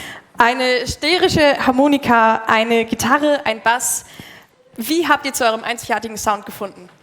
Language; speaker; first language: German; native; German